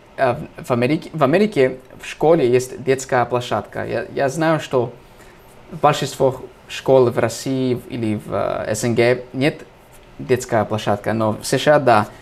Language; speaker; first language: Russian; non-native, fluent; English